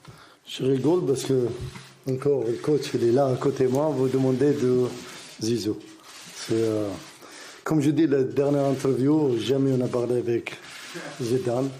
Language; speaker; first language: French; non-native, learner; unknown